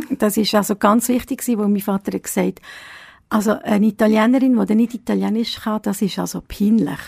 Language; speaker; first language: German; early bilingual, other home language; Italian